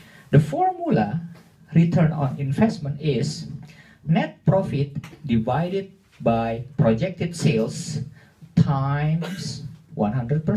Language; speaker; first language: English; non-native, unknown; Indonesian